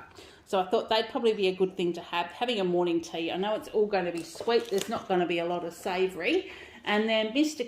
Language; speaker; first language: English; native; English